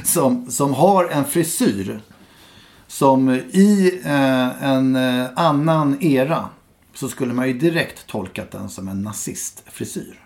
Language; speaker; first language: Swedish; native; Swedish